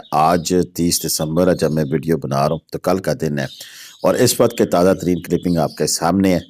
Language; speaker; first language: Urdu; non-native, local second language; Pahari-Potwari